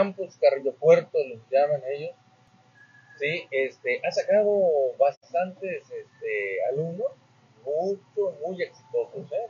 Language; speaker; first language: Spanish; native; Spanish